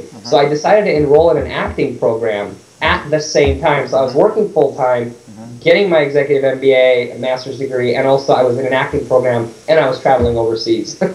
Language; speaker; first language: English; early bilingual, other home language; Persian